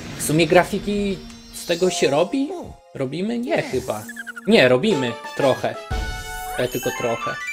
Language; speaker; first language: Polish; early bilingual, heritage; Polish